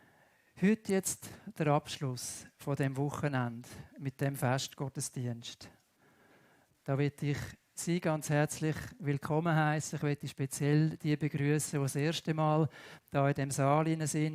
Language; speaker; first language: German; native; German